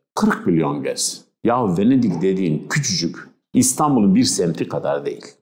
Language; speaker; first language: Turkish; non-native, local second language; Kurdish